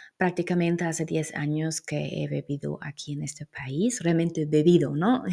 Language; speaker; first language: Spanish; non-native, fluent; German